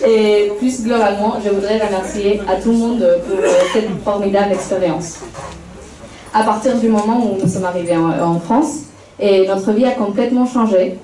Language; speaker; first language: French; non-native, fluent; Spanish